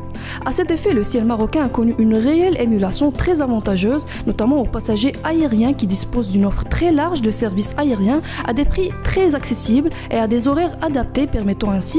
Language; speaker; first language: French; non-native, local second language; Arabic